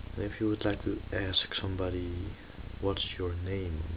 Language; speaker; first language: English; non-native, fluent; Dutch